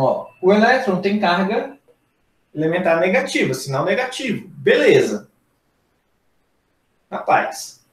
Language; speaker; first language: Portuguese; native; Portuguese